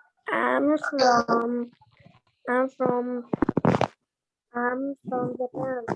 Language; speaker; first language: English; non-native, learner; Vietnamese